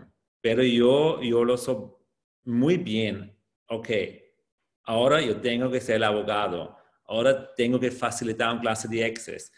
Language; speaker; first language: Spanish; non-native, fluent; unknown